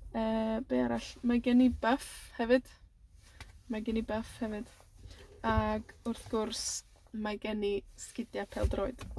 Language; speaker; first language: Welsh; native; Welsh